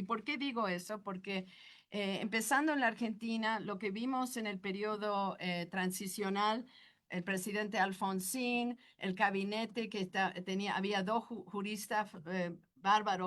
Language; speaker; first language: Spanish; non-native, fluent; English